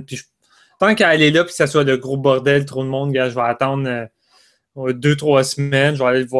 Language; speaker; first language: French; native; French